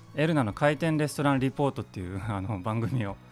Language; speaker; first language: Japanese; native; Japanese